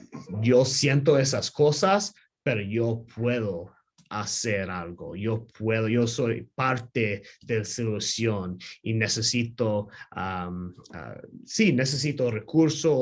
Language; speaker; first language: Spanish; non-native, learner; English